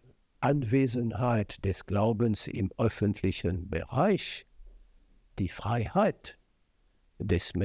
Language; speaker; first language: German; non-native, fluent; French